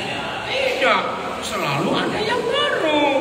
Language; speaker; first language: Indonesian; native; Indonesian